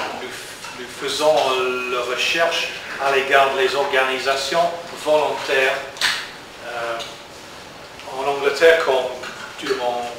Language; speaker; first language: French; non-native, learner; English